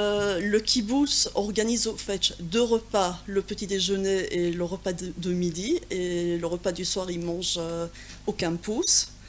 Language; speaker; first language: French; non-native, local second language; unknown